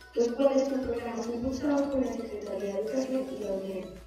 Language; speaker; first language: Spanish; native; Spanish